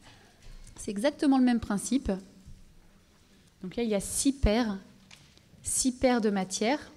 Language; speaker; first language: French; native; French